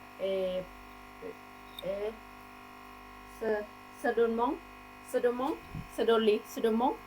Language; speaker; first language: French; non-native, learner; Thai